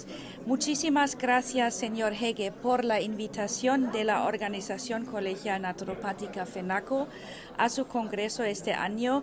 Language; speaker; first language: Spanish; non-native, fluent; German